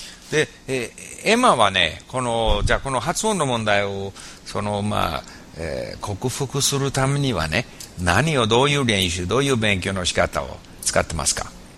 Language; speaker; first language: Japanese; non-native, fluent; English